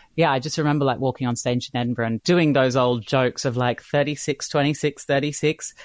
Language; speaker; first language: English; native; English